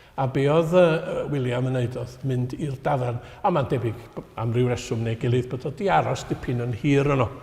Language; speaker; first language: Welsh; native; Welsh